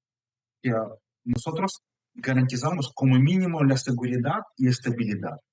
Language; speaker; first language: Spanish; non-native, fluent; Ukrainian